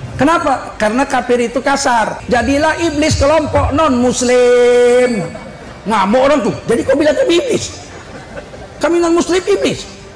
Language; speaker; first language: Indonesian; native; Indonesian